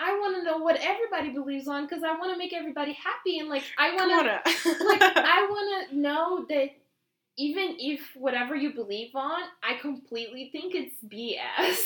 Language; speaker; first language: English; non-native, fluent; Portuguese